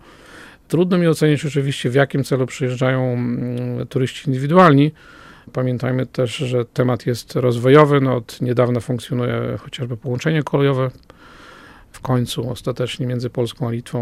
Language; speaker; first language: Polish; native; Polish